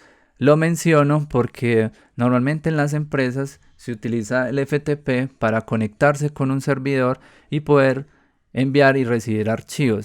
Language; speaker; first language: Spanish; native; Spanish